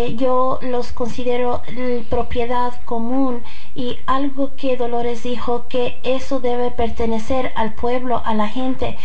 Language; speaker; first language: Spanish; early bilingual, heritage; Spanish